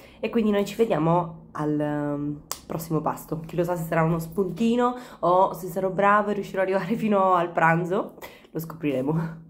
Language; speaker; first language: Italian; native; Italian